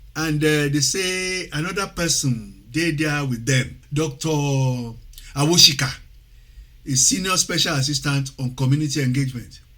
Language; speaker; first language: Nigerian Pidgin; non-native, local second language; Yoruba